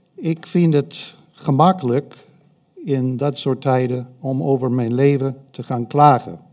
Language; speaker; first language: Dutch; non-native, fluent; English